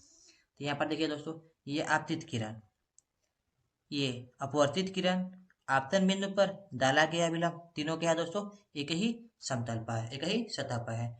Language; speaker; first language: Hindi; native; Hindi